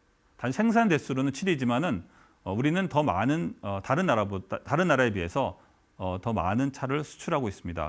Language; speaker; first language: Korean; native; Korean